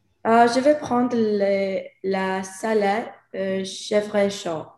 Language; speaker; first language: French; non-native, learner; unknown